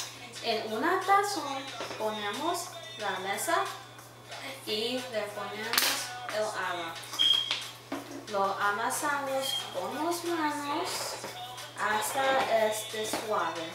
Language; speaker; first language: Spanish; non-native, learner; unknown